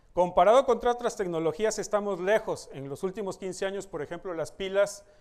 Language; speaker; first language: Spanish; native; Spanish